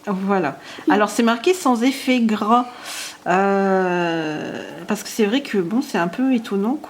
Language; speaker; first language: French; native; French